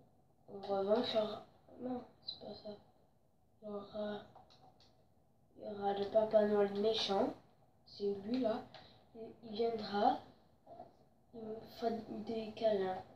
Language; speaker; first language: French; native; French